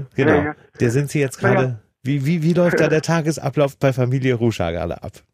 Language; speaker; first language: German; native; German